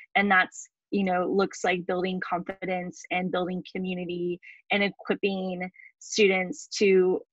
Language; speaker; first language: English; native; English